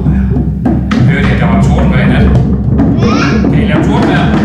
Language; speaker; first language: Danish; native; Danish